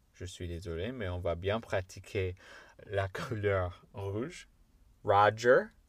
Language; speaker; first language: French; non-native, fluent; English